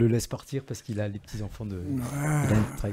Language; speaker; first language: French; native; French